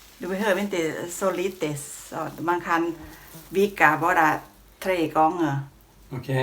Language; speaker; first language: Swedish; non-native, learner; Thai